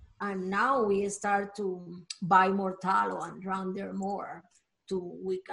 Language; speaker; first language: English; non-native, learner; Spanish